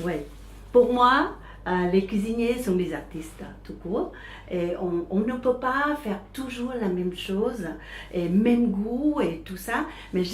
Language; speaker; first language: French; early bilingual, other home language; Vietnamese